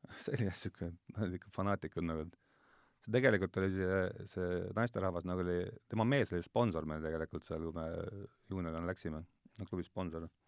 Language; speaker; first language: Estonian; native; Estonian